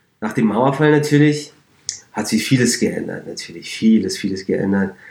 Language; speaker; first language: German; early bilingual, other home language; Turkish